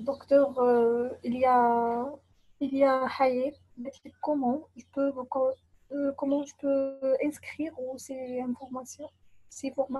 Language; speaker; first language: French; non-native, local second language; Arabic